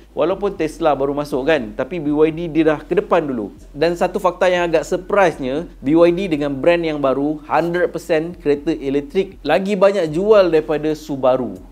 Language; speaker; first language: Malay; native; Malay